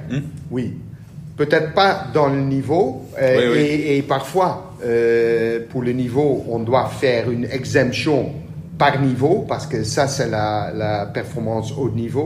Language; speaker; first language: French; non-native, learner; Dutch